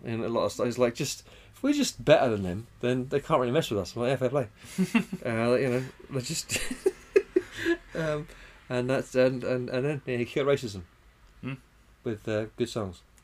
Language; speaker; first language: English; native; English